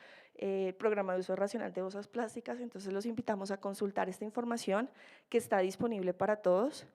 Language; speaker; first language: Spanish; native; Spanish